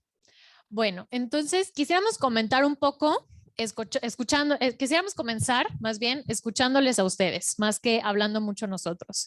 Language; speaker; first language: Spanish; native; Spanish